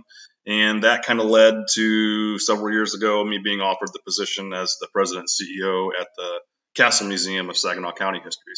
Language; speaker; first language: English; native; English